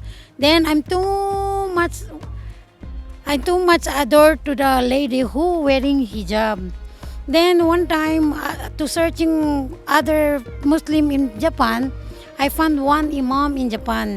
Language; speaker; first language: English; non-native, learner; Japanese